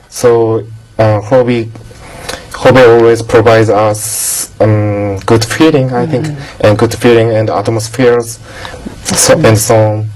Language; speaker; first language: English; non-native, learner; Japanese